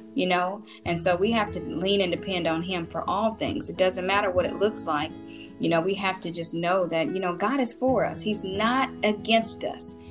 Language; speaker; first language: English; native; English